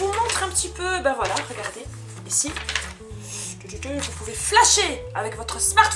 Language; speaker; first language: French; native; French